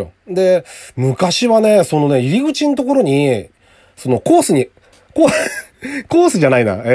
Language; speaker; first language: Japanese; native; Japanese